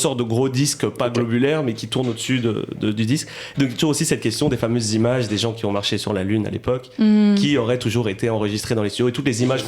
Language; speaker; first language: French; native; French